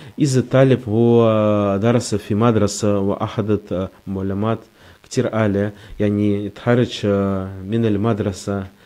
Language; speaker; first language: Arabic; non-native, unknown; Russian